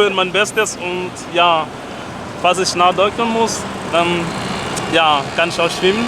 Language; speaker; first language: German; non-native, fluent; French